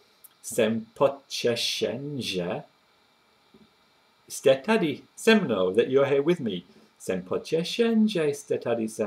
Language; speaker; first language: Czech; non-native, learner; English